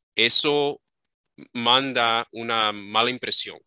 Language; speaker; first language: Spanish; early bilingual, other home language; English